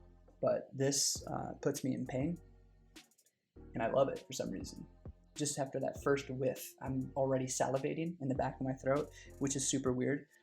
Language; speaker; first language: English; native; English